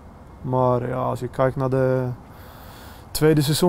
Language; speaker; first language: Dutch; non-native, fluent; Swedish